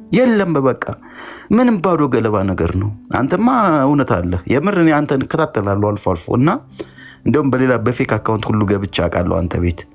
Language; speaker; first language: Amharic; native; Amharic